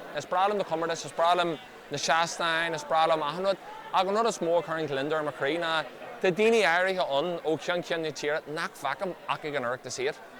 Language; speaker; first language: Irish; non-native, local second language; English